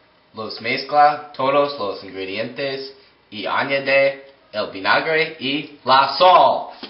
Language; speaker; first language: Spanish; non-native, learner; English